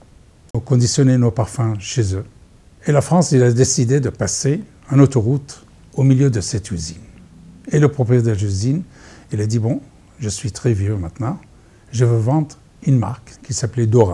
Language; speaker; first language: French; non-native, fluent; Arabic